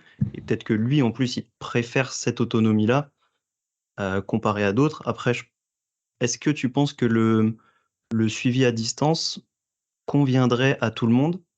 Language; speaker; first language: French; native; French